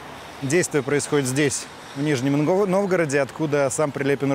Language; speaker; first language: Russian; native; Russian